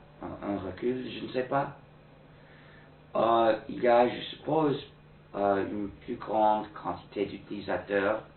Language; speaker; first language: French; non-native, fluent; English